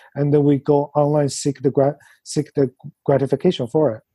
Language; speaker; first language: English; non-native, fluent; Chinese